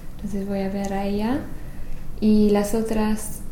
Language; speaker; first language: Spanish; non-native, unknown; English